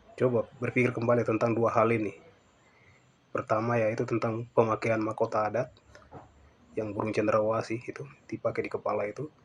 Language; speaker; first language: Indonesian; non-native, local second language; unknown